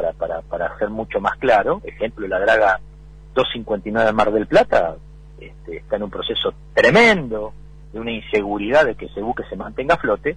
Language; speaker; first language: Spanish; native; Spanish